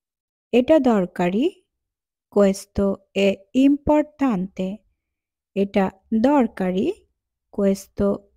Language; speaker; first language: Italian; non-native, fluent; Bangla